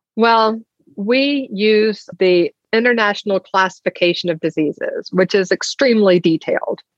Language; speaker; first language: English; native; English